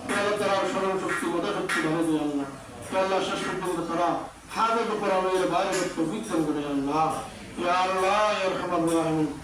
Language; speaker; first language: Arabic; non-native, learner; Bangla